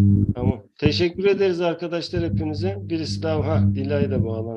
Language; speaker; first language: Turkish; native; Turkish